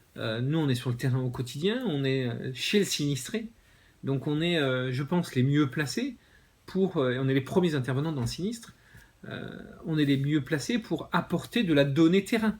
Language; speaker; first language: French; native; French